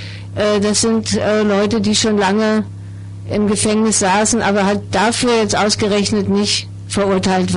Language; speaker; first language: German; native; German